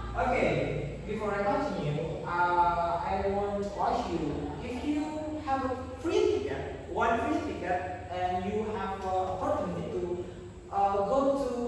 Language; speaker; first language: English; non-native, learner; Indonesian